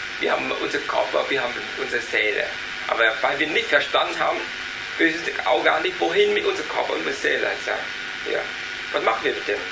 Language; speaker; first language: German; non-native, learner; Vietnamese